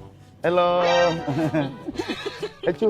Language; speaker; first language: English; non-native, learner; Khmer